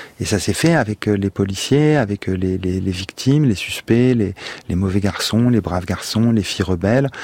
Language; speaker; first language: French; native; French